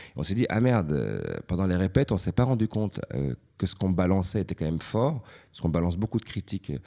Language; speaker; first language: French; native; French